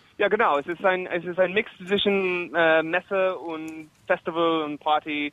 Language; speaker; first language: German; non-native, fluent; English